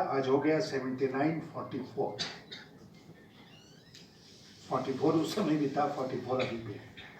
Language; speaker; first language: Hindi; native; Hindi